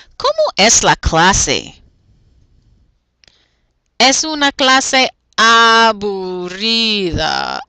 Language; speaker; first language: Spanish; non-native, fluent; English